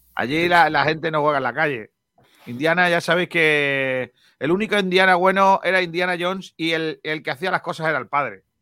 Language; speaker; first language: Spanish; native; Spanish